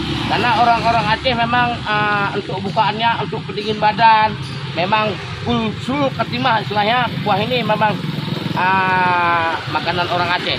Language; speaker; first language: Indonesian; non-native, local second language; Achinese